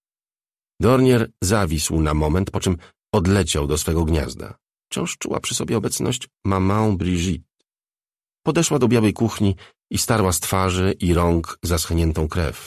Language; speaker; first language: Polish; native; Polish